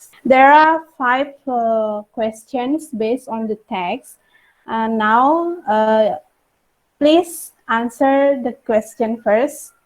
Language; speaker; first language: English; non-native, fluent; Indonesian